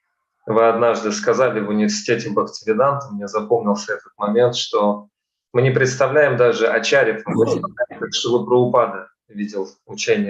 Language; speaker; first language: Russian; native; Russian